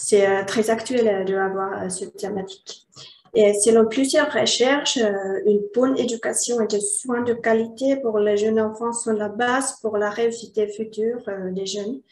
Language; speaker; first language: French; non-native, learner; Finnish